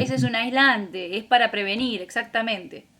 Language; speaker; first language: Spanish; native; Spanish